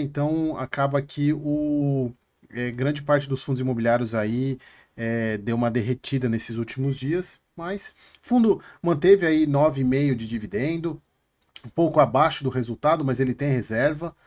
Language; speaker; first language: Portuguese; native; Portuguese